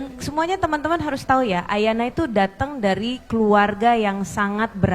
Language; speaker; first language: Indonesian; native; Indonesian